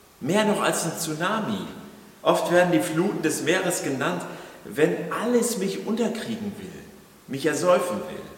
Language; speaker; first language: German; native; German